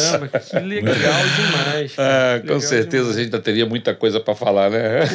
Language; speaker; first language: Portuguese; native; Portuguese